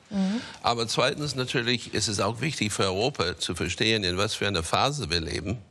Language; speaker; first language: German; non-native, fluent; English